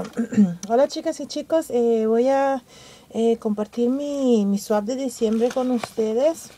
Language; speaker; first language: Spanish; early bilingual, heritage; Spanish